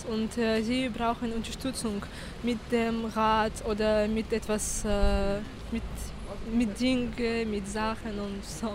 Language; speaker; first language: German; non-native, learner; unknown